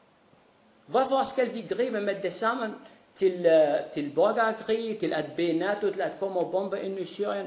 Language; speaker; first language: Danish; non-native, fluent; Arabic